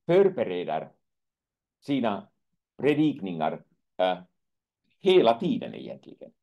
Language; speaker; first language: Swedish; non-native, fluent; Finnish